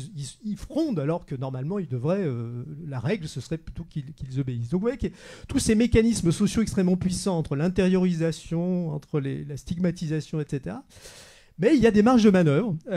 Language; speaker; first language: French; native; French